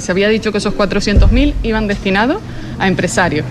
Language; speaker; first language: Spanish; native; Spanish